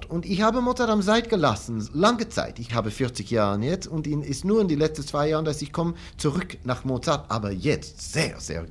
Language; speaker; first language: German; non-native, learner; English